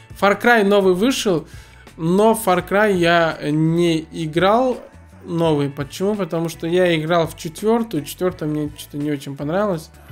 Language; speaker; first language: Russian; early bilingual, other home language; Azerbaijani